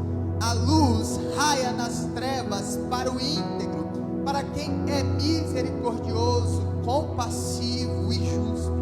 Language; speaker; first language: Portuguese; native; Portuguese